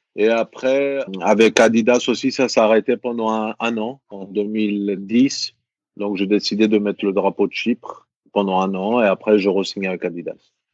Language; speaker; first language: French; non-native, fluent; Greek